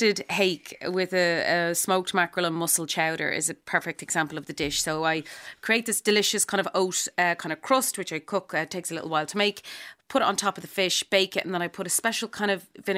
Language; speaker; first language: English; native; English